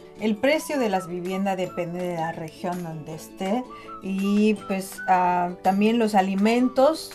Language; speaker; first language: Spanish; non-native, fluent; Chinese